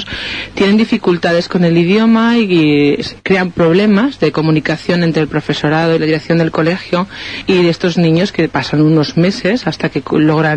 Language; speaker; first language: Spanish; native; Spanish